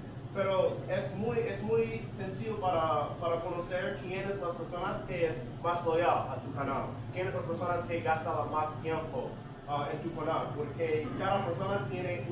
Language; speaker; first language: Spanish; non-native, learner; English